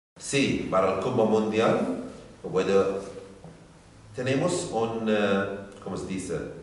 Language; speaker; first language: Spanish; non-native, learner; Arabic